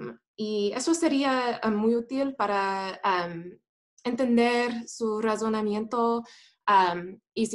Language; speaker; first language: Spanish; non-native, fluent; English